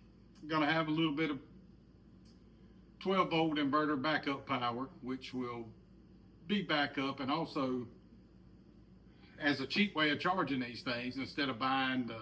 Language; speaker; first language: English; native; English